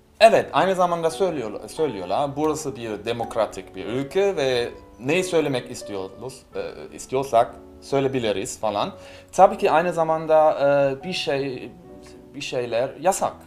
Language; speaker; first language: Turkish; non-native, learner; German